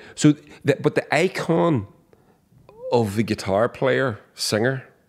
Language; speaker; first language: English; native; English